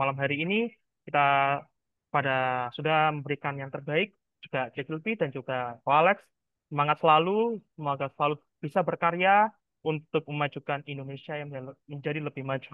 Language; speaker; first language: Indonesian; native; Indonesian